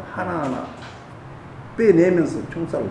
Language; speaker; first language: Korean; native; Korean